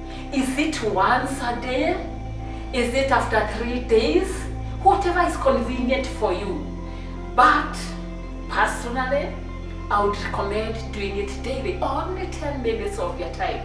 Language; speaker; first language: English; non-native, local second language; Swahili